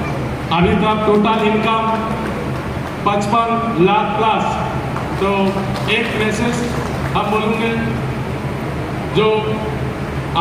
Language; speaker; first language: Hindi; non-native, local second language; Bangla